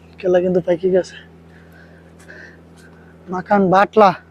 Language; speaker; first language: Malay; non-native, learner; Bangla